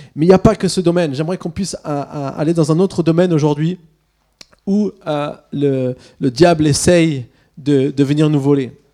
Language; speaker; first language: French; early bilingual, other home language; Swiss German